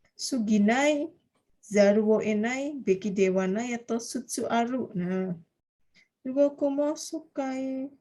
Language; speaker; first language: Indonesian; native; Indonesian